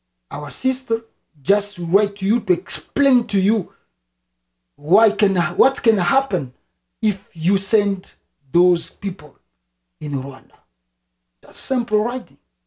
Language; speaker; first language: English; non-native, fluent; Lingala